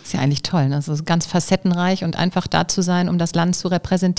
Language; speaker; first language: German; native; German